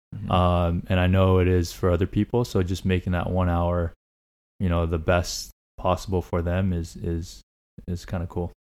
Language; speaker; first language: English; native; English